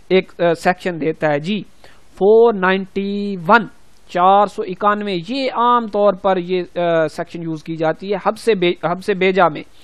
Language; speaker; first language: Urdu; non-native, local second language; Punjabi